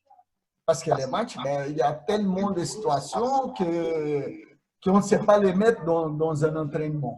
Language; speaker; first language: French; non-native, fluent; Portuguese